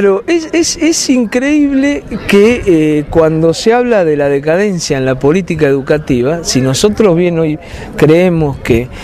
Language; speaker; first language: Spanish; native; Spanish